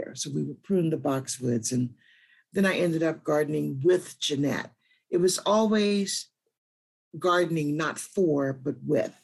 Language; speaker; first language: English; native; English